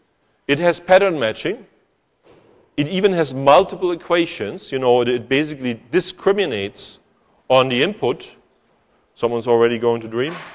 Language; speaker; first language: English; non-native, fluent; German